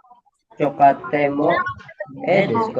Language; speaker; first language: Japanese; non-native, learner; Filipino